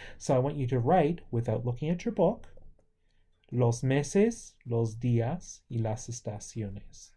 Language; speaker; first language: Spanish; non-native, fluent; English